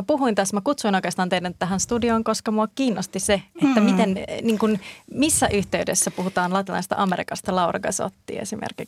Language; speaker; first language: Finnish; native; Finnish